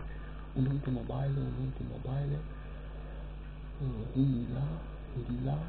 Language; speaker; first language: Spanish; non-native, learner; Romanian